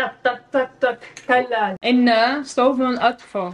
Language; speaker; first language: Amharic; non-native, learner; Arabic